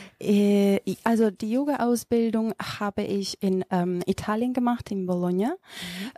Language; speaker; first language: German; non-native, fluent; Macedonian